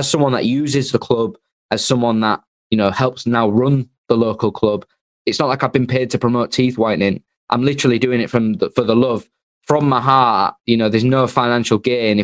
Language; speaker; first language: English; native; English